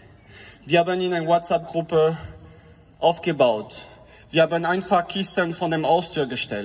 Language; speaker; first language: German; non-native, fluent; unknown